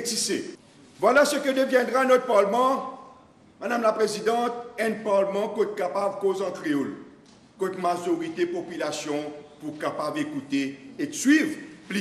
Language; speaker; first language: French; non-native, local second language; Morisyen